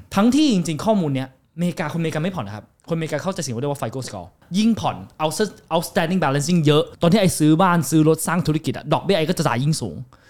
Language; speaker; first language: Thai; early bilingual, heritage; Thai